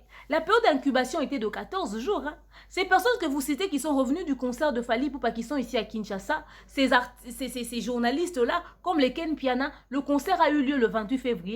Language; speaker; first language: French; non-native, local second language; Lingala